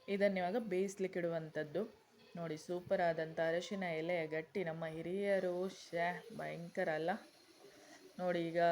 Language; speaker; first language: Kannada; non-native, local second language; Konkani